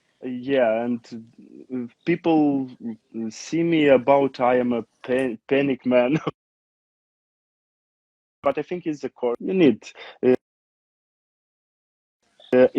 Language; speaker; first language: English; non-native, learner; Romanian